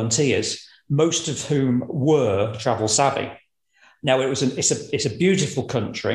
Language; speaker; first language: English; native; English